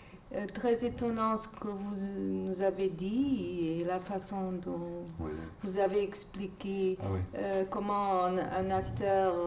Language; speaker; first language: French; non-native, fluent; Portuguese